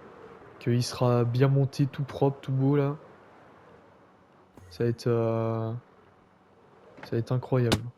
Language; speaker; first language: French; native; French